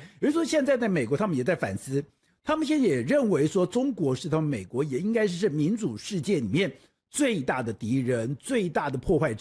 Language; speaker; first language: Chinese; native; Chinese